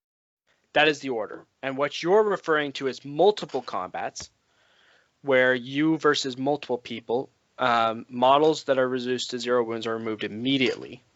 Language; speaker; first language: English; native; English